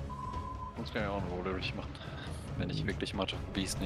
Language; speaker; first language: German; native; German